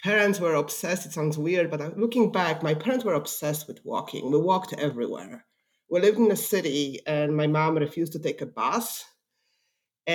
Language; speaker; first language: English; non-native, fluent; Polish